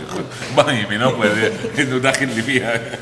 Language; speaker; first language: Arabic; native; Arabic